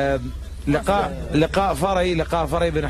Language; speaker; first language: Arabic; native; Arabic